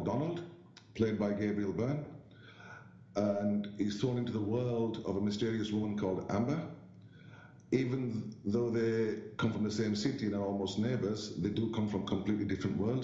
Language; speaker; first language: English; native; English